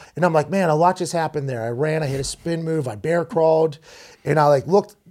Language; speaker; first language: English; native; English